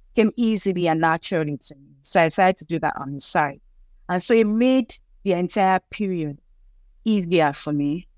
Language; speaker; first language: English; non-native, local second language; Yoruba